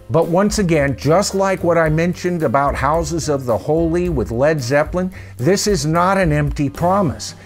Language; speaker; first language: English; native; English